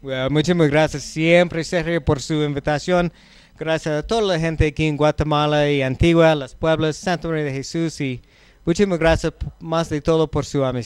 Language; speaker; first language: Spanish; non-native, learner; English